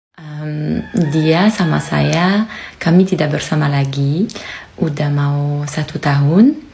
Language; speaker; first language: Indonesian; non-native, fluent; French